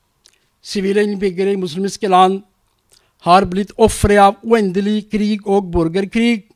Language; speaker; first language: Norwegian; non-native, learner; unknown